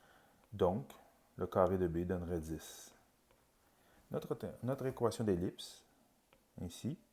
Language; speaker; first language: French; native; French